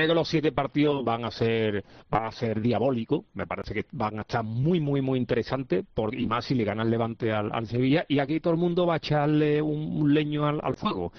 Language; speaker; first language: Spanish; native; Spanish